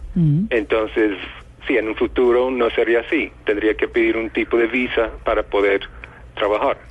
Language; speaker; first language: Spanish; non-native, fluent; English